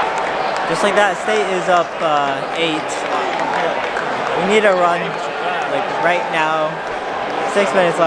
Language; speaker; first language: English; native; English